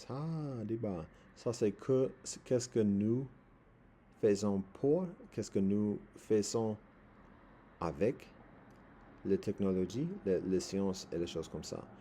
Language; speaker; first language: French; non-native, learner; English